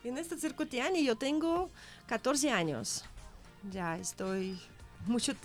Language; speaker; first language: Spanish; non-native, learner; Russian